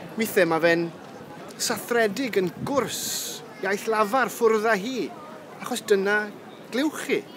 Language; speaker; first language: Welsh; native; Welsh